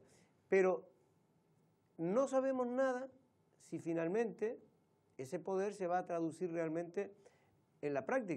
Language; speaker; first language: Spanish; native; Spanish